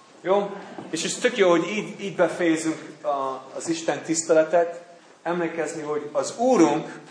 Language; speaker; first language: Hungarian; non-native, learner; English